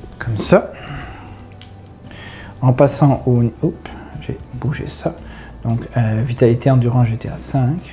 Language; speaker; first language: French; native; French